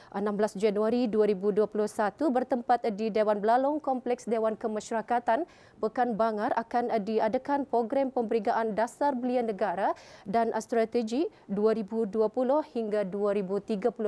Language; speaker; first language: Malay; native; Malay